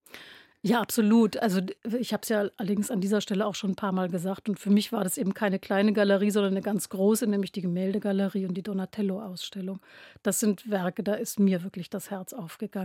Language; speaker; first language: German; native; German